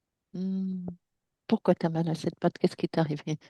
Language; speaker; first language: French; native; French